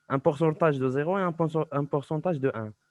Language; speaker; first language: French; non-native, local second language; Arabic